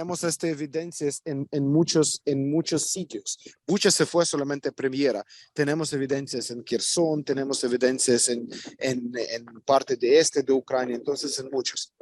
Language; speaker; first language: Spanish; non-native, fluent; Ukrainian